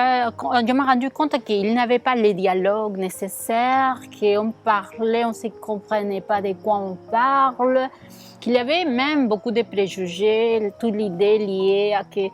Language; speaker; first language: French; non-native, fluent; Spanish